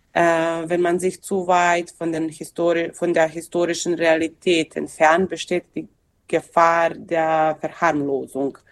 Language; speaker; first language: German; non-native, fluent; Serbian